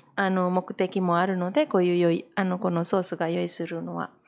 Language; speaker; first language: Japanese; non-native, fluent; Indonesian